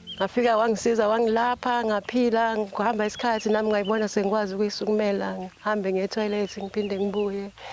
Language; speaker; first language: Zulu; native; Zulu